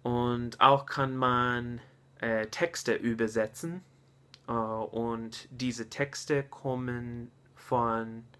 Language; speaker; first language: German; non-native, learner; English